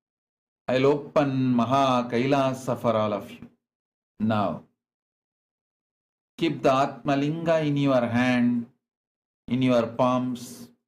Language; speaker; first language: English; non-native, local second language; Tamil